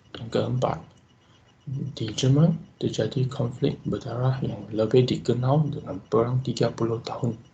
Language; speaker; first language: Malay; non-native, local second language; Chinese